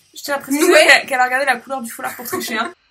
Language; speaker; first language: French; native; French